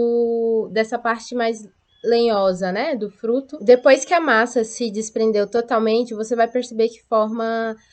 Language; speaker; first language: Portuguese; native; Portuguese